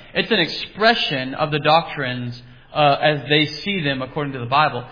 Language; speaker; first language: English; native; English